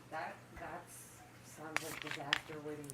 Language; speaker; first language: English; native; English